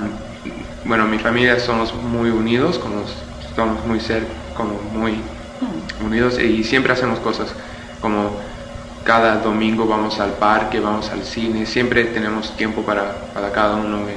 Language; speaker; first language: Spanish; early bilingual, heritage; Spanish